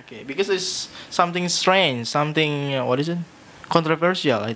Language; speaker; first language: English; non-native, learner; Indonesian